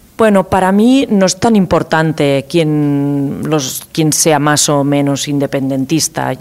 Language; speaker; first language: Spanish; non-native, local second language; Catalan